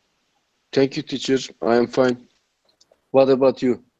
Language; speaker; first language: English; non-native, learner; Turkish